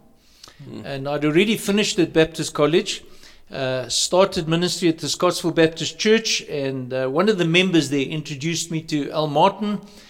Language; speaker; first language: English; native; English